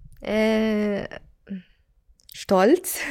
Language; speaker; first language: German; non-native, learner; Arabic